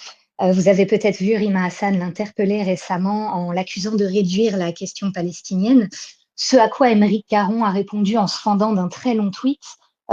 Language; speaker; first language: French; native; French